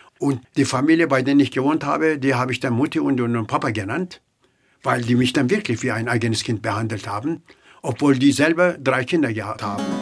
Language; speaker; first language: German; non-native, fluent; Turkish